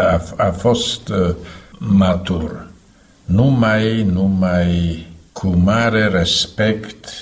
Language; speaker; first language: Romanian; non-native, fluent; Slovak